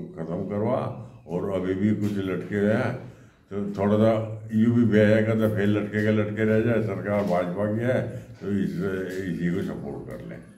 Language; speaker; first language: Hindi; native; Hindi